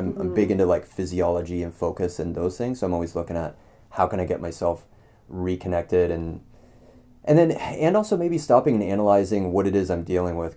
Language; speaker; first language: English; native; English